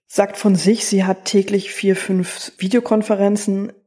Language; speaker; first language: German; native; German